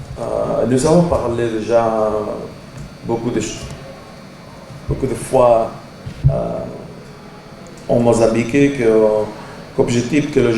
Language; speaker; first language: French; non-native, learner; Portuguese